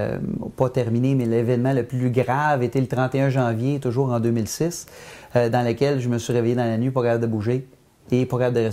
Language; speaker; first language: French; native; French